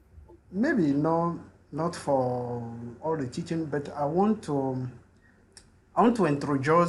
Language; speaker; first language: English; non-native, learner; French